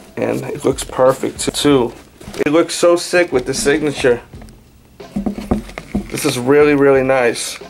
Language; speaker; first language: English; native; English